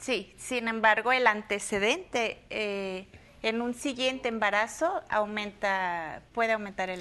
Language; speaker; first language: Spanish; native; Spanish